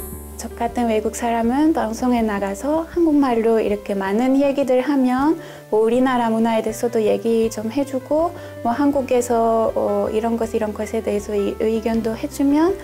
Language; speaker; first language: Korean; non-native, fluent; French